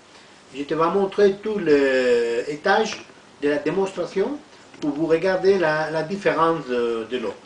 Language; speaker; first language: French; non-native, learner; Italian